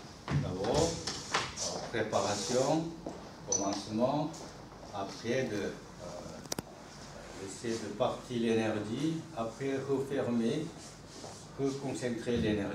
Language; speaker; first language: French; non-native, learner; Korean